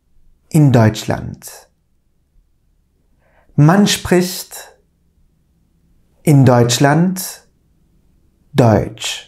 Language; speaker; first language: German; non-native, fluent; Turkish